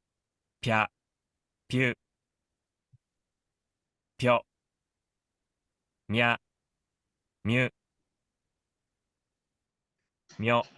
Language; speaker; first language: Japanese; non-native, learner; Filipino